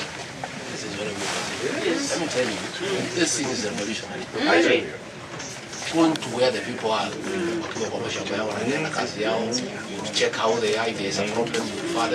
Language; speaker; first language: English; non-native, local second language; Kikuyu